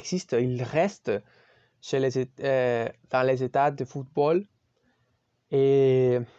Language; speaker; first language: French; non-native, learner; Spanish